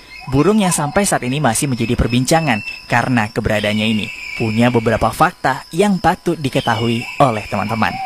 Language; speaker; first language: Indonesian; native; Indonesian